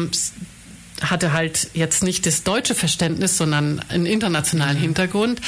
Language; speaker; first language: German; native; German